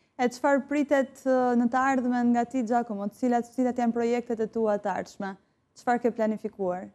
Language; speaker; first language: Albanian; native; Albanian